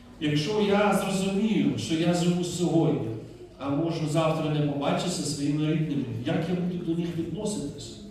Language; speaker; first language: Ukrainian; non-native, fluent; Dutch